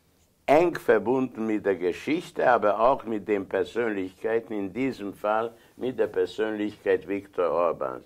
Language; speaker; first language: German; non-native, fluent; Hungarian